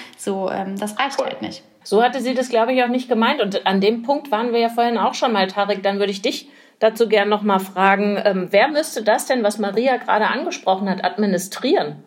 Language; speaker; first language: German; native; German